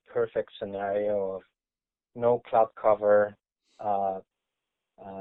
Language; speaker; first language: English; non-native, fluent; Icelandic